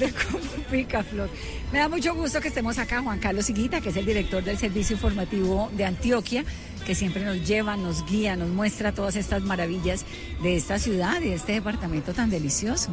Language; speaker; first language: Spanish; native; Spanish